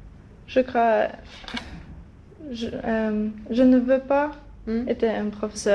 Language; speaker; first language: French; non-native, learner; Swedish